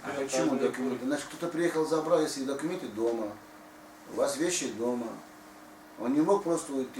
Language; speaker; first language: Russian; native; Russian